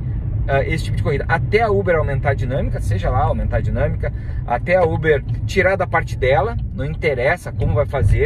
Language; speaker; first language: Portuguese; native; Portuguese